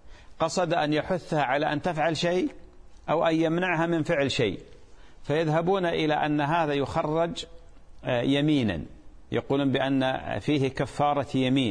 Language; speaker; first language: Arabic; native; Arabic